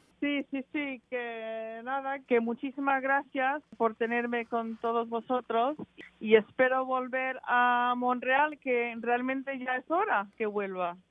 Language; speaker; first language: Spanish; early bilingual, heritage; Spanish